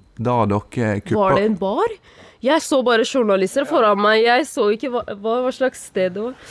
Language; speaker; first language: Norwegian; non-native, fluent; Persian